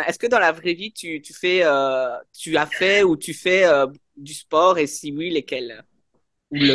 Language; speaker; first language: French; native; French